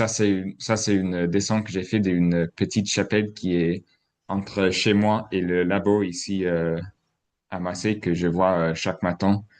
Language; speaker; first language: French; non-native, fluent; English